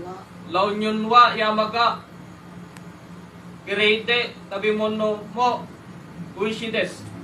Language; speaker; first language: Japanese; non-native, learner; Iloko